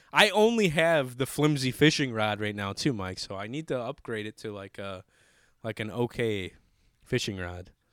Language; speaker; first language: English; native; English